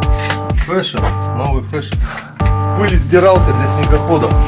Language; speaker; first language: Russian; native; Russian